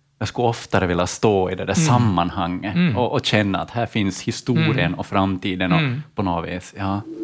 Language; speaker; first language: Swedish; native; Swedish